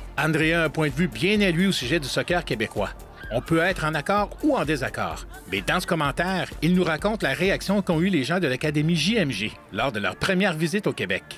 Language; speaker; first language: French; native; French